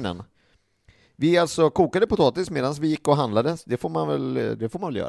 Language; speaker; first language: Swedish; native; Swedish